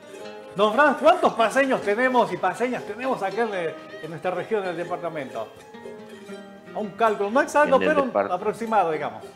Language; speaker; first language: Spanish; native; Spanish